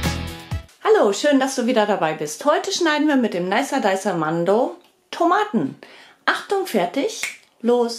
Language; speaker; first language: German; native; German